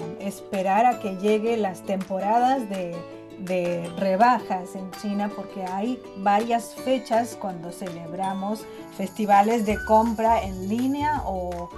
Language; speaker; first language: Spanish; non-native, fluent; Chinese